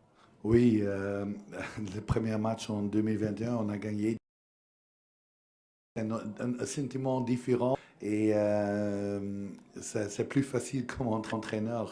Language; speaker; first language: French; non-native, learner; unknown